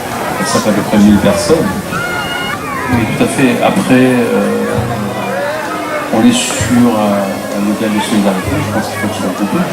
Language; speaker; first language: French; native; French